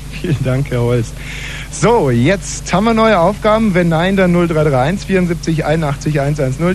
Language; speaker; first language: German; native; German